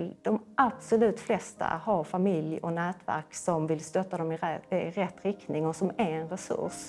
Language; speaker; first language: Swedish; native; Swedish